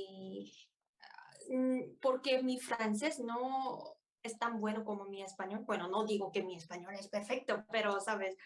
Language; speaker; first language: Spanish; non-native, fluent; Korean